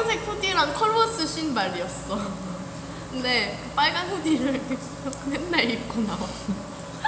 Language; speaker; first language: Korean; non-native, fluent; Thai